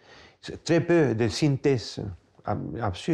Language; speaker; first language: French; non-native, fluent; Spanish